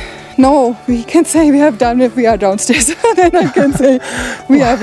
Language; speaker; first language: English; non-native, learner; German